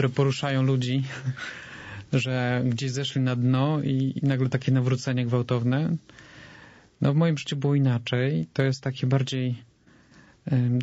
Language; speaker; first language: Polish; native; Polish